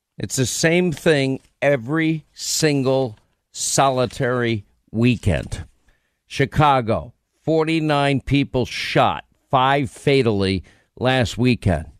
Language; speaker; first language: English; native; English